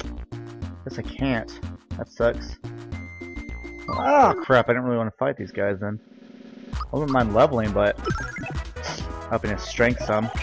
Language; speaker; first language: English; native; English